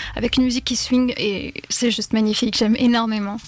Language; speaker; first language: French; native; French